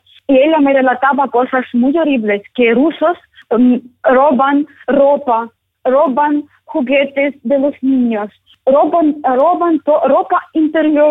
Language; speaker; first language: Spanish; non-native, learner; Ukrainian